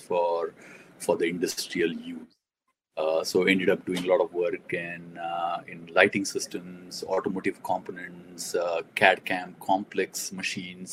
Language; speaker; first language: English; non-native, local second language; Marathi